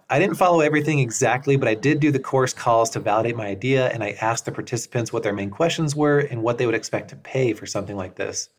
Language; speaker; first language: English; native; English